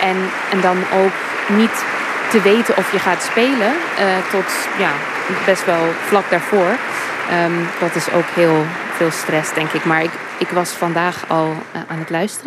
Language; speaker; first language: Dutch; early bilingual, heritage; English